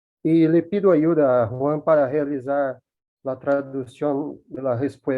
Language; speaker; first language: Spanish; non-native, learner; Portuguese